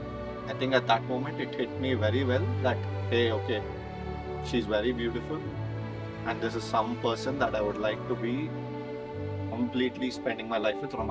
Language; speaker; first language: English; non-native, local second language; Telugu